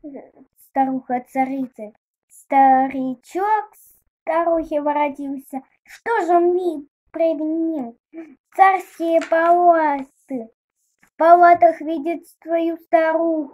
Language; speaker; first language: Russian; native; Russian